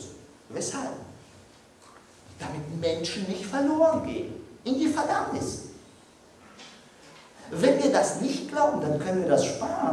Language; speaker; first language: German; non-native, fluent; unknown